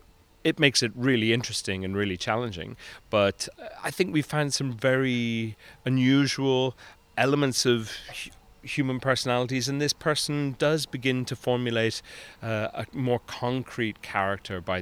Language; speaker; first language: English; native; English